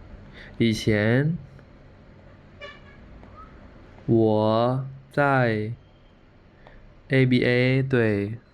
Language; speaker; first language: Chinese; non-native, fluent; Khmer